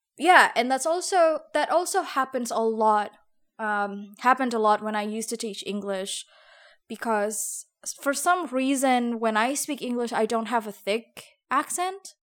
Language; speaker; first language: English; non-native, fluent; Javanese